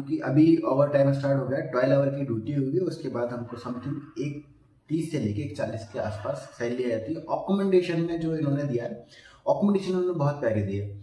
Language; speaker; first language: Hindi; native; Hindi